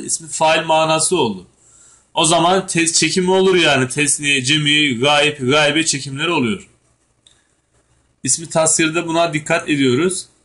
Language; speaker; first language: Turkish; native; Turkish